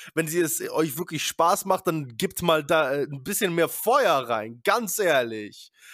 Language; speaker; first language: German; early bilingual, other home language; Polish